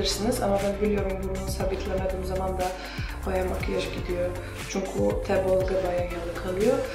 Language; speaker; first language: Turkish; non-native, fluent; Russian